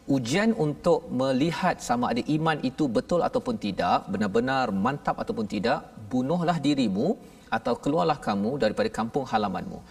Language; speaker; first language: Malay; native; Malay